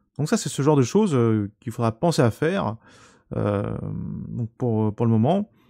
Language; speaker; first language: French; native; French